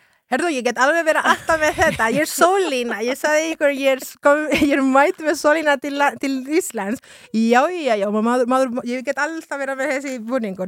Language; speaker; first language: Icelandic; non-native, fluent; Spanish